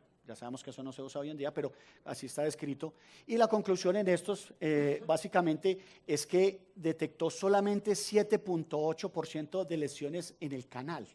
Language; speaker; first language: Spanish; native; Spanish